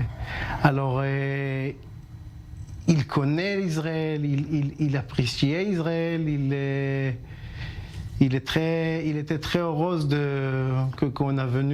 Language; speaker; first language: French; non-native, learner; Hebrew